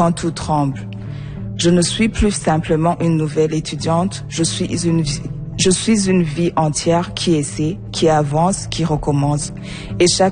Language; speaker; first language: French; non-native, local second language; Rundi